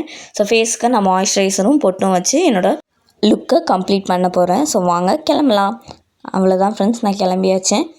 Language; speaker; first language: Tamil; native; Tamil